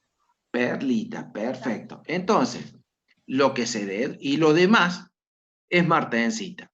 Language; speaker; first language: Spanish; native; Spanish